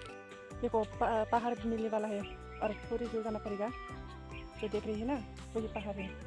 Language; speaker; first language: Hindi; non-native, local second language; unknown